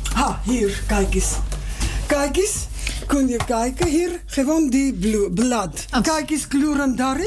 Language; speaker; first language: Dutch; non-native, learner; Armenian